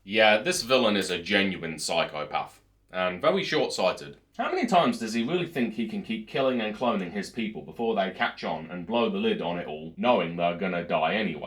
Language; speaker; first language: English; native; English